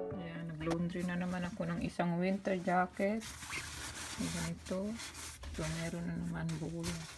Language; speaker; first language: Filipino; native; Filipino